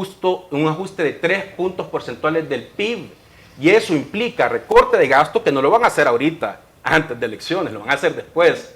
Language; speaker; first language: Spanish; native; Spanish